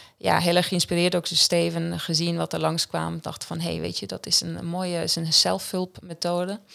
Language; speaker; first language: Dutch; non-native, fluent; Swiss German